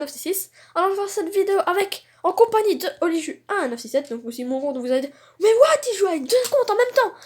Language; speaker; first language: French; native; French